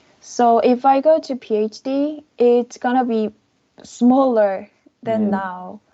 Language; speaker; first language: English; non-native, learner; Korean